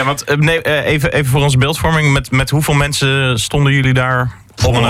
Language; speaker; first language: Dutch; native; Dutch